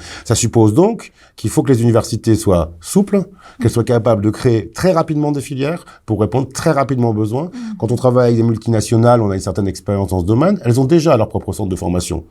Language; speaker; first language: French; native; French